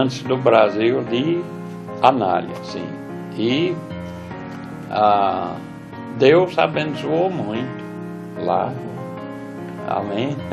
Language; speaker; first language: Portuguese; non-native, fluent; English